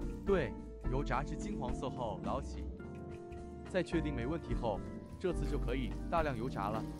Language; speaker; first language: Chinese; native; Chinese